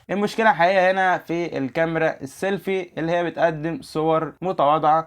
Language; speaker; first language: Arabic; native; Arabic